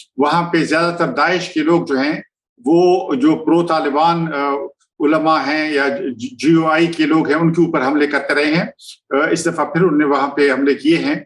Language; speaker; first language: Urdu; non-native, local second language; Pashto